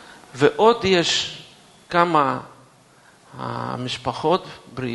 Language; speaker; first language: Hebrew; non-native, fluent; Russian